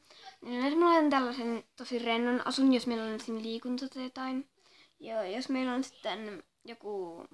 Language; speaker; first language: Finnish; native; Finnish